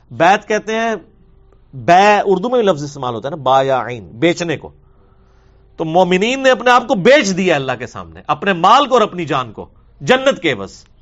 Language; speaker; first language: Urdu; non-native, local second language; Punjabi